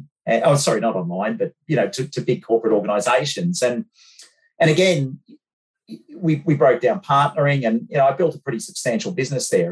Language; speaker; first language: English; native; English